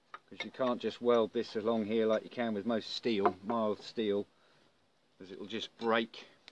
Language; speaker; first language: English; native; English